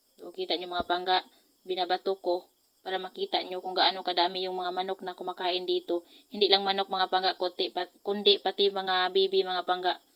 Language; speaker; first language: Filipino; non-native, local second language; Cebuano